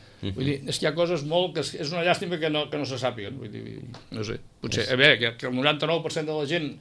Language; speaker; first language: Catalan; native; Catalan